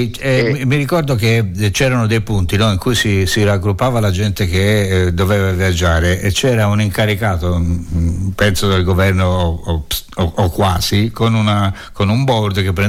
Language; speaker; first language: Italian; native; Italian